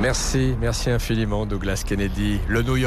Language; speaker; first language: French; native; French